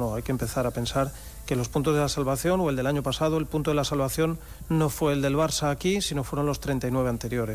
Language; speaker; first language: Spanish; native; Spanish